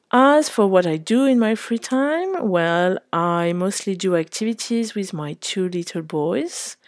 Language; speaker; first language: English; non-native, fluent; French